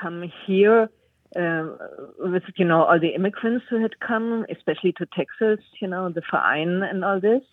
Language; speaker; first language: English; non-native, fluent; German